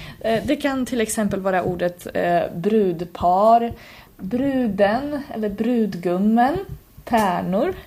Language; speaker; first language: Swedish; native; Swedish